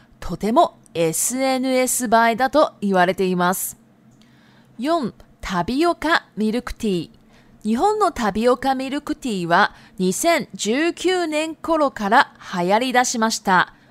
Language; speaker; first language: Japanese; non-native, fluent; Chinese